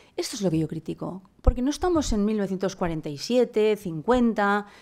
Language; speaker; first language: Spanish; non-native, local second language; Catalan